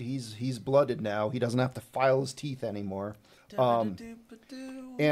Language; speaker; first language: English; native; English